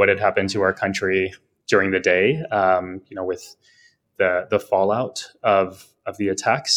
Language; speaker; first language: English; native; English